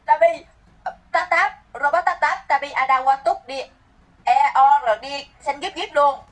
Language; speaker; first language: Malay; non-native, learner; Vietnamese